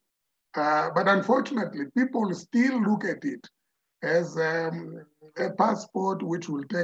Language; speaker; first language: English; non-native, fluent; Tsonga